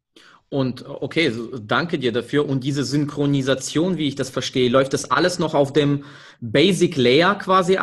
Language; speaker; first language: German; native; German